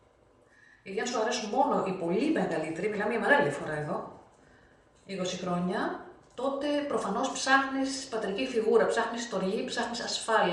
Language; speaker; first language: Greek; native; Greek